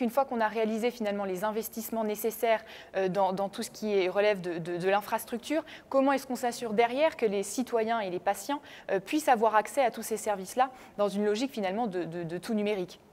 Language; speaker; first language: French; native; French